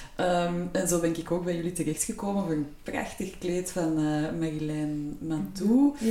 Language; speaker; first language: Dutch; native; Dutch